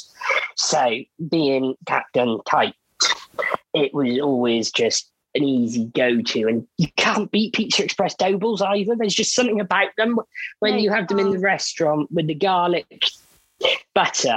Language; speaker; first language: English; native; English